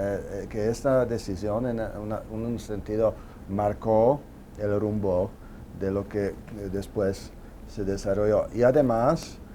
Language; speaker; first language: Spanish; non-native, fluent; Czech